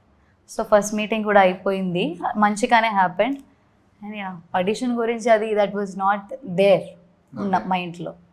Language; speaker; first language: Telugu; non-native, learner; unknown